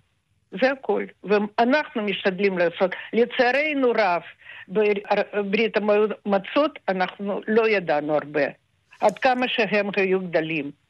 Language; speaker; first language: Hebrew; non-native, fluent; Russian